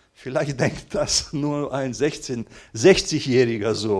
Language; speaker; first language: German; non-native, fluent; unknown